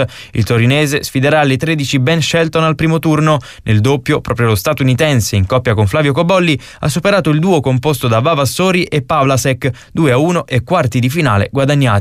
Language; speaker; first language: Italian; native; Italian